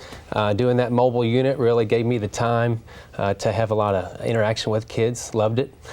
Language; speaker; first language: English; native; English